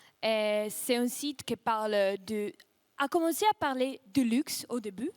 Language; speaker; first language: French; non-native, fluent; Russian